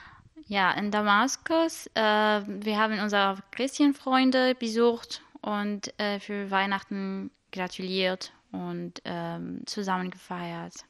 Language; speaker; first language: German; non-native, learner; Arabic